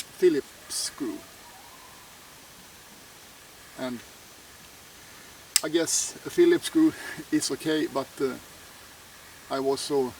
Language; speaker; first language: English; non-native, fluent; Swedish